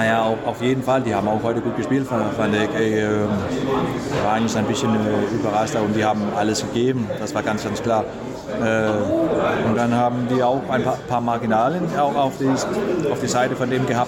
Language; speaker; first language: German; non-native, fluent; Danish